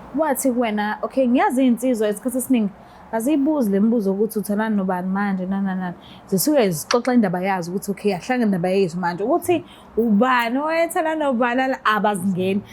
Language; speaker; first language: Zulu; native; Zulu